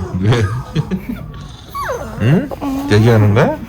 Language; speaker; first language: Korean; native; Korean